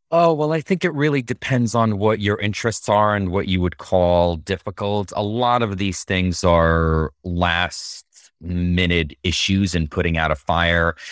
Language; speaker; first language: English; early bilingual, other home language; Russian